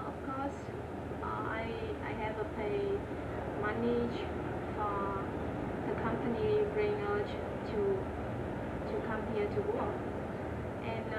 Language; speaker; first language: English; non-native, learner; Vietnamese